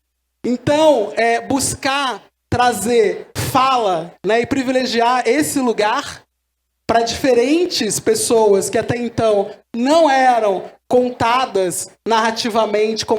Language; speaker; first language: Portuguese; native; Portuguese